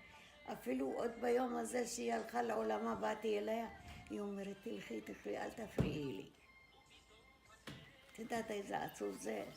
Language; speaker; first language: Hebrew; non-native, fluent; Arabic